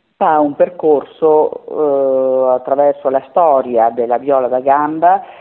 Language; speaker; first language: Italian; native; Italian